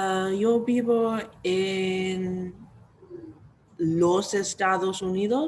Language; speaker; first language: Spanish; non-native, learner; English